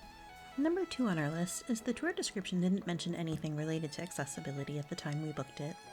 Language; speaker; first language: English; native; English